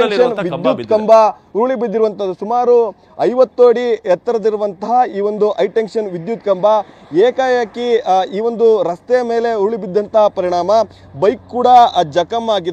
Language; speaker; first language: Kannada; native; Kannada